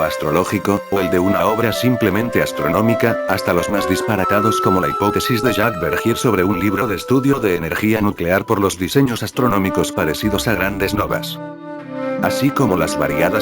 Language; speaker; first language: Spanish; native; Spanish